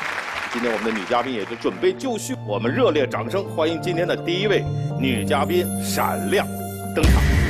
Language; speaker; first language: Chinese; native; Chinese